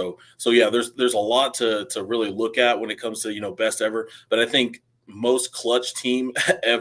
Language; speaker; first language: English; native; English